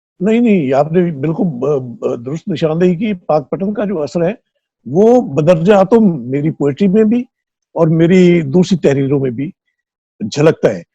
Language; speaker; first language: Urdu; non-native, local second language; Punjabi